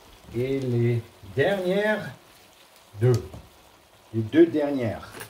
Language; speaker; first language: French; non-native, learner; German